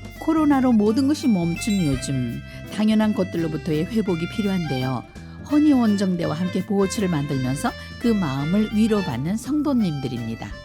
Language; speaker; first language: Korean; native; Korean